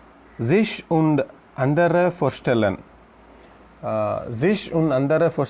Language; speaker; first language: German; non-native, learner; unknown